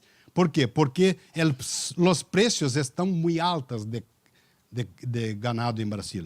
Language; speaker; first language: Spanish; non-native, learner; Portuguese